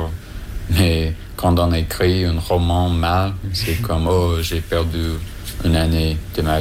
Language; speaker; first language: French; non-native, learner; English